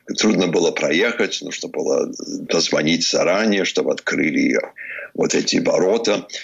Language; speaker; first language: Russian; early bilingual, heritage; Russian